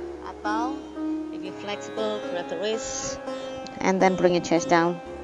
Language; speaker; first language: English; non-native, fluent; Indonesian